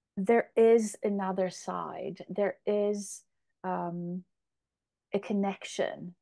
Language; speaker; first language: English; non-native, fluent; Polish